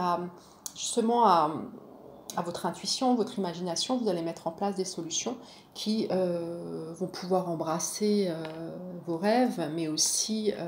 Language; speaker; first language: French; native; French